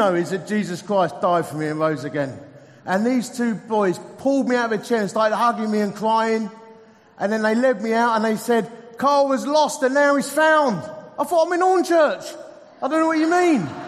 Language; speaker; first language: English; native; English